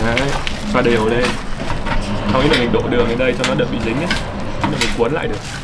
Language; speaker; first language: Vietnamese; native; Vietnamese